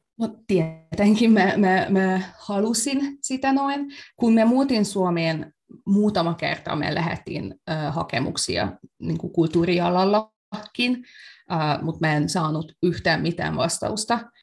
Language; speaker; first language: Finnish; non-native, fluent; Hungarian